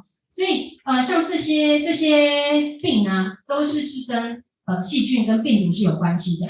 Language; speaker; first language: Chinese; native; Chinese